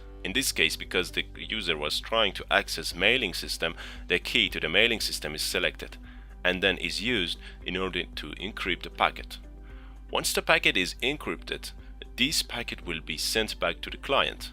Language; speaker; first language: English; non-native, fluent; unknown